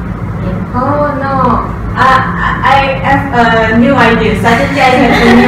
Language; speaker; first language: English; non-native, local second language; Malay